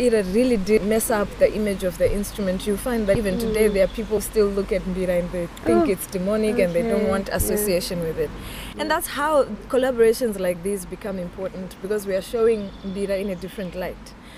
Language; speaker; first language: English; non-native, local second language; Shona